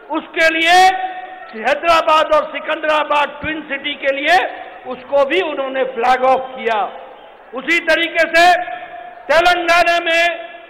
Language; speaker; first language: Hindi; native; Hindi